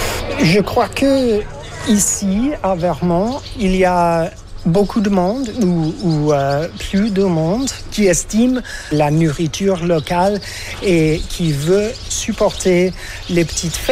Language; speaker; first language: French; non-native, learner; English